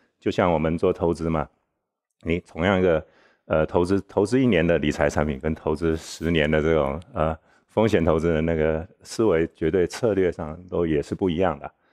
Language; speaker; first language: Chinese; native; Chinese